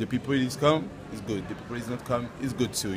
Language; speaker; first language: English; non-native, learner; French